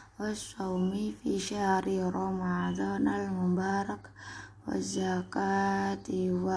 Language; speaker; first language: Arabic; non-native, learner; Indonesian